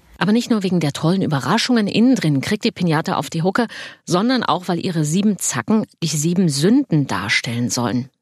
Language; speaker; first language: German; native; German